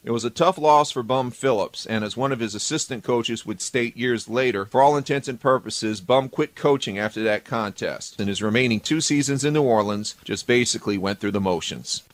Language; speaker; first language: English; native; English